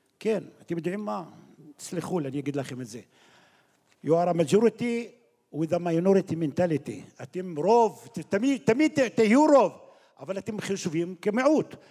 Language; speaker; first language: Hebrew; non-native, local second language; Arabic